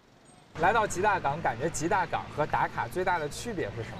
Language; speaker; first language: Chinese; native; Chinese